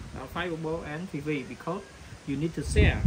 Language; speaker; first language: English; non-native, learner; Khmer